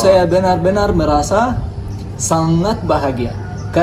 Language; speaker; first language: Indonesian; non-native, fluent; Arabic